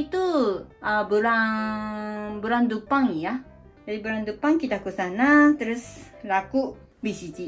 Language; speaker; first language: Indonesian; native; Indonesian